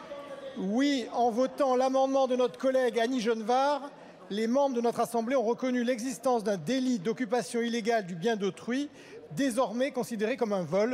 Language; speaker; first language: French; native; French